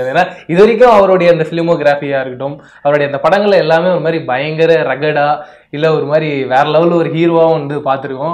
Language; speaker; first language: Tamil; native; Tamil